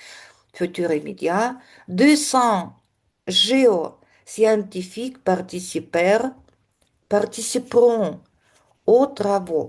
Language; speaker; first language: French; non-native, fluent; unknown